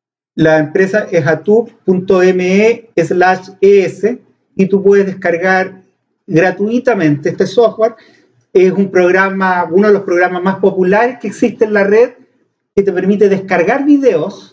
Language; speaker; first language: Spanish; native; Spanish